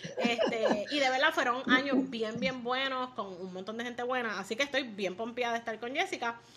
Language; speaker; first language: Spanish; native; Spanish